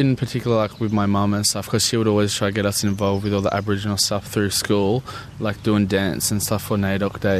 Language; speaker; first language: English; native; English